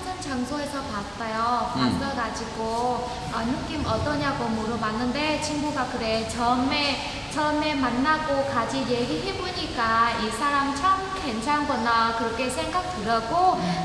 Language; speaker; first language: Korean; non-native, learner; Vietnamese